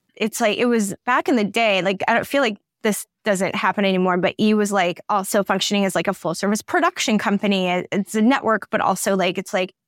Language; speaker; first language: English; native; English